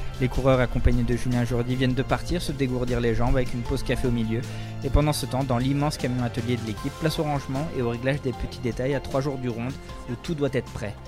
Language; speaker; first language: French; native; French